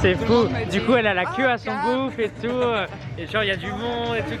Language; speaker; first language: French; native; French